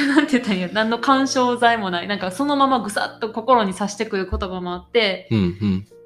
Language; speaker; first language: Japanese; native; Japanese